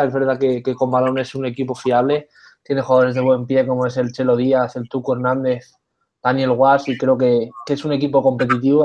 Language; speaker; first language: Spanish; native; Spanish